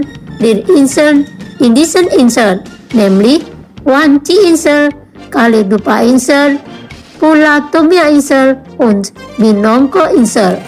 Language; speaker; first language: German; non-native, fluent; Indonesian